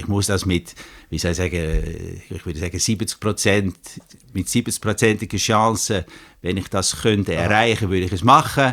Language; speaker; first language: German; non-native, fluent; Dutch